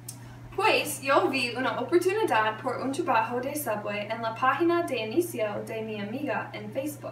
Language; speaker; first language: Spanish; non-native, learner; English